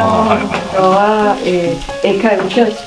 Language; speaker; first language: Japanese; non-native, fluent; English